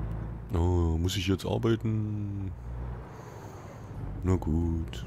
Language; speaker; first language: German; native; German